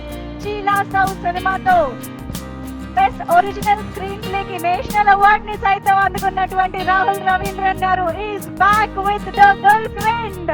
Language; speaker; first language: Telugu; native; Telugu